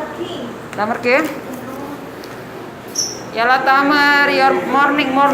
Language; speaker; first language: English; non-native, learner; Indonesian